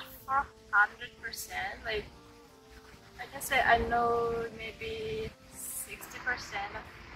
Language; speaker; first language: English; non-native, learner; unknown